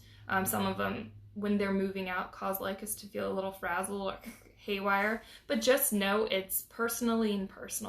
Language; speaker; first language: English; native; English